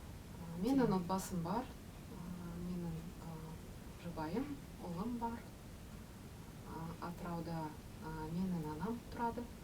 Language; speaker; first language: Kazakh; non-native, local second language; Russian